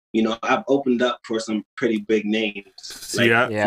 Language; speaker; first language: English; native; English